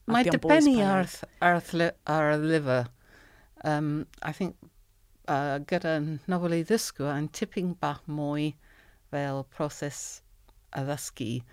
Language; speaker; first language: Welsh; non-native, learner; English